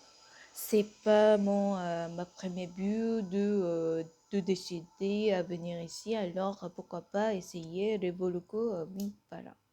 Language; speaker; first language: French; non-native, fluent; Korean